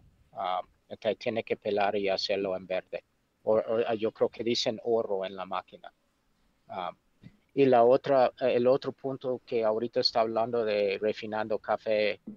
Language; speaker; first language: Spanish; non-native, fluent; English